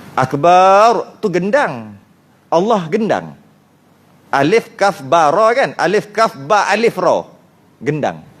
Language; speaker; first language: Malay; native; Malay